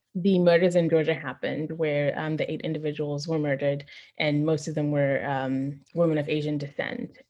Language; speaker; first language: English; non-native, local second language; Shona